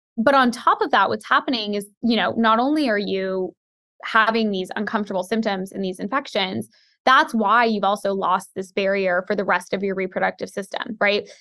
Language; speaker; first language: English; native; English